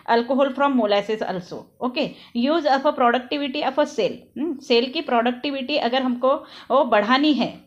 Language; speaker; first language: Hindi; non-native, local second language; Marathi